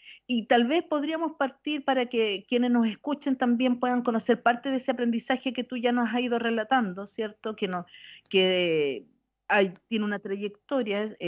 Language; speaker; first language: Spanish; native; Spanish